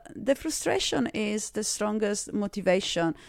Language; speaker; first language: English; non-native, fluent; Italian